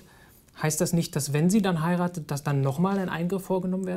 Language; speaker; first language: German; native; German